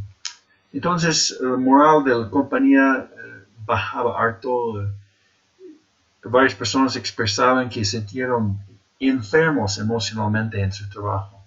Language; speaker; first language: Spanish; non-native, fluent; English